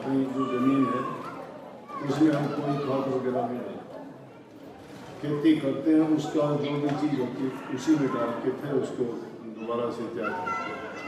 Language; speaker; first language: Hindi; native; Hindi